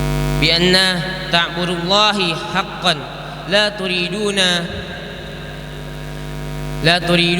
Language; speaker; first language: Arabic; non-native, learner; Indonesian